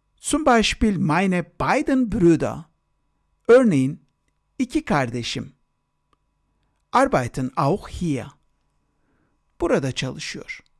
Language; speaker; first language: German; non-native, fluent; Turkish